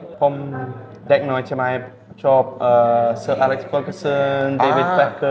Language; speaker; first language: Thai; non-native, learner; English